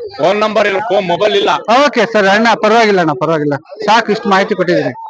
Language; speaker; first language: Kannada; native; Kannada